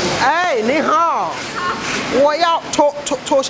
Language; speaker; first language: Chinese; non-native, fluent; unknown